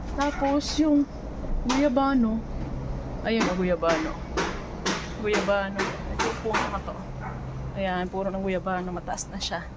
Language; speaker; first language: Filipino; non-native, local second language; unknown